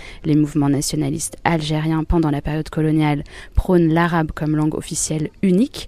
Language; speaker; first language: French; native; French